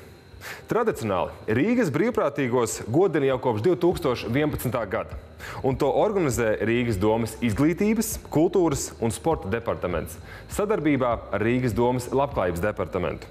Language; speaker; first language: Latvian; native; Latvian